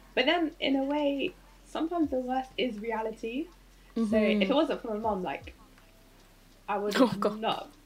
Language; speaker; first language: English; native; English